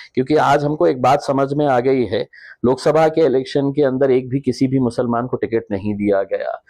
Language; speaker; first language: Hindi; native; Hindi